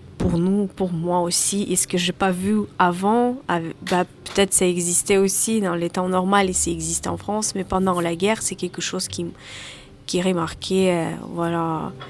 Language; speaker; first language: French; non-native, learner; Ukrainian